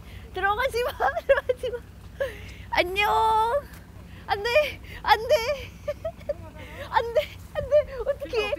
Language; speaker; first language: Korean; non-native, fluent; Indonesian